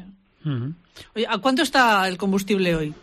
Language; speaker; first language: Spanish; native; Spanish